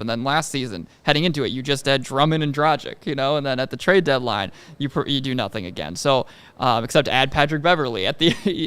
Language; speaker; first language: English; native; English